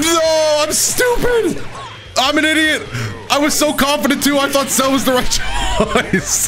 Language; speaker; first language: English; native; English